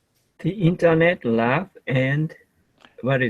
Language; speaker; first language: English; non-native, learner; Japanese